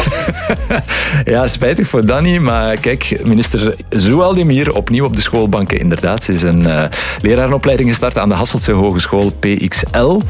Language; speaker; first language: Dutch; native; Dutch